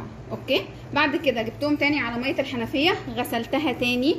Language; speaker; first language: Arabic; native; Arabic